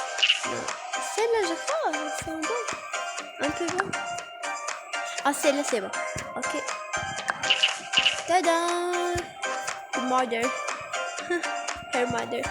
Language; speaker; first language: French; non-native, learner; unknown